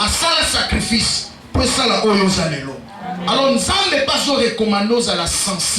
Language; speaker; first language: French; non-native, local second language; Lingala